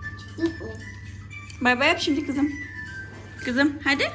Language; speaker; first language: Turkish; non-native, fluent; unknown